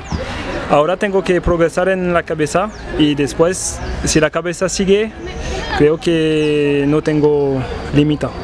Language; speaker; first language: Spanish; non-native, fluent; French